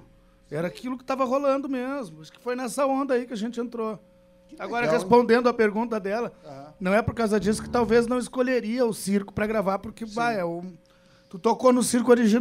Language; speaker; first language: Portuguese; native; Portuguese